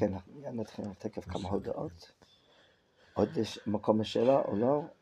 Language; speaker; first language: Hebrew; non-native, fluent; English